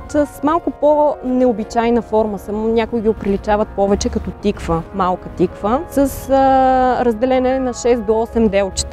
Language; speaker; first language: Bulgarian; native; Bulgarian